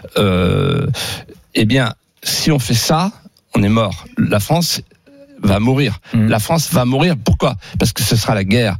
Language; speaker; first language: French; native; French